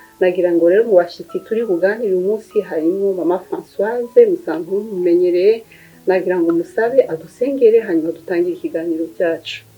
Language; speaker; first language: Kinyarwanda; native; Kinyarwanda